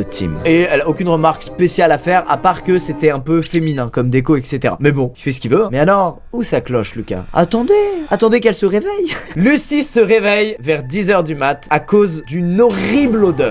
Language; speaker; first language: French; native; French